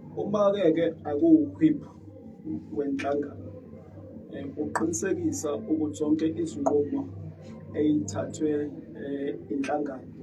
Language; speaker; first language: Zulu; native; Zulu